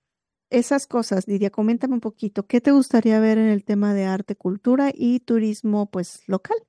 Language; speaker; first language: Spanish; native; Spanish